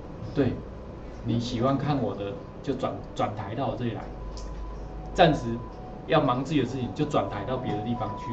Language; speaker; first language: Chinese; native; Chinese